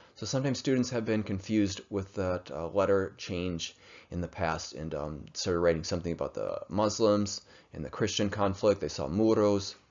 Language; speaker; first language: English; native; English